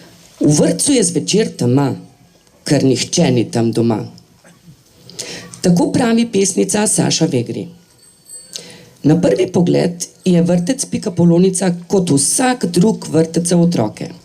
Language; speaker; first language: Slovenian; native; Slovenian